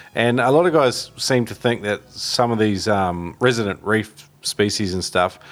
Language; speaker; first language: English; native; English